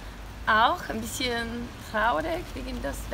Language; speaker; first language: German; non-native, learner; Spanish